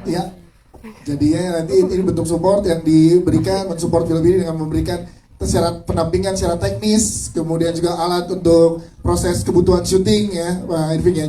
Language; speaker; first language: Indonesian; native; Indonesian